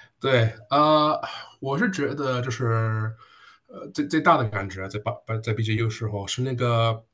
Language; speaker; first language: Chinese; early bilingual, heritage; Chinese